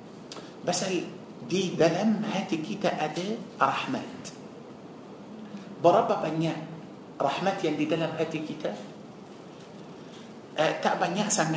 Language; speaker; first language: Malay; non-native, fluent; Arabic